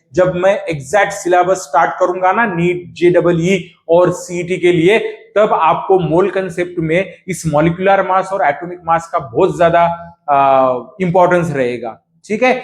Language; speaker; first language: Hindi; non-native, local second language; Marathi